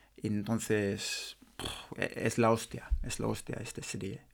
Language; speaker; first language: Spanish; non-native, learner; English